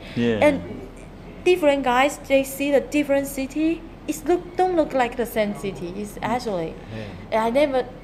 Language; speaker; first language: English; non-native, learner; Chinese